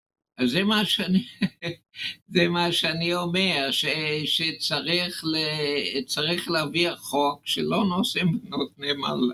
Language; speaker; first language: Hebrew; non-native, fluent; English